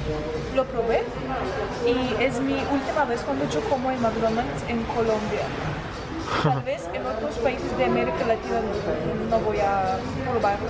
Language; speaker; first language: Spanish; non-native, fluent; Russian